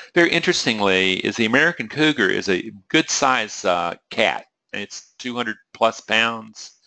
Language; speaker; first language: English; native; English